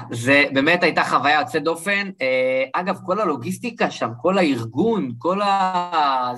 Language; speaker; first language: Hebrew; early bilingual, other home language; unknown